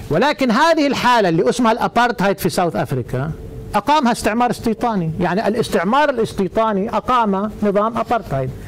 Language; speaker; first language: Arabic; native; Arabic